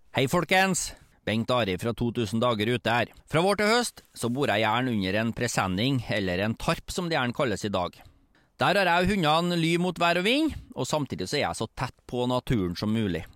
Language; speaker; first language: Norwegian; native; Norwegian